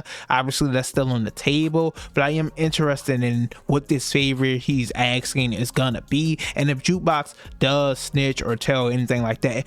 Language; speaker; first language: English; native; English